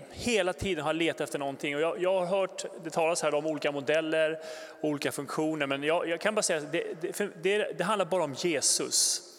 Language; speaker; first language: Swedish; native; Swedish